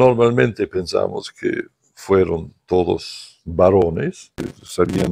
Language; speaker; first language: Spanish; non-native, fluent; English